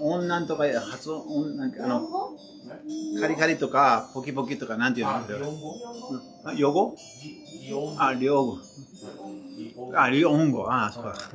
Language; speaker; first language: Japanese; non-native, fluent; English